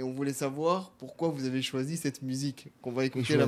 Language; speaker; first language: French; native; French